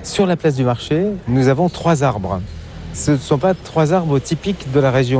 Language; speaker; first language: French; native; French